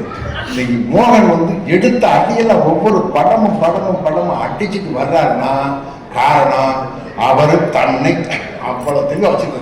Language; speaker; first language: Tamil; native; Tamil